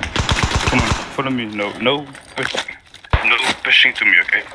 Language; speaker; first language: English; non-native, learner; French